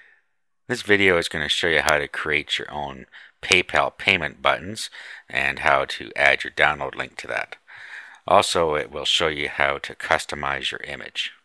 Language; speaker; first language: English; native; English